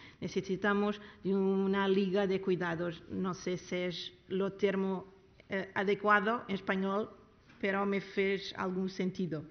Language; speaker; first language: Spanish; non-native, learner; Portuguese